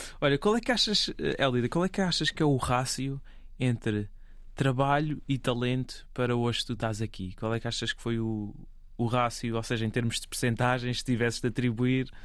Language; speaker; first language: Portuguese; native; Portuguese